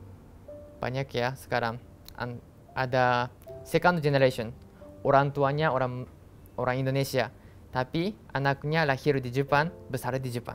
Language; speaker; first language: Indonesian; non-native, learner; Japanese